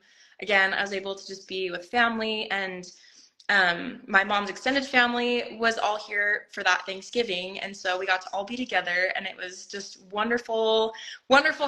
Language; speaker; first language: English; native; English